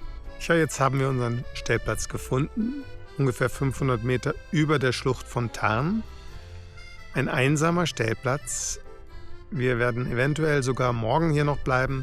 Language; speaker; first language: German; native; German